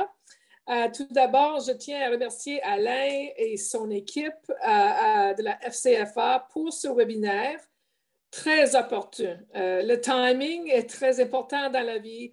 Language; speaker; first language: French; native; French